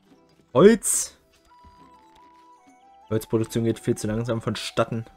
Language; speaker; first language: German; native; German